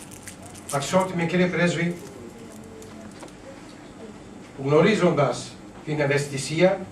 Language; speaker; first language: Greek; non-native, learner; Urdu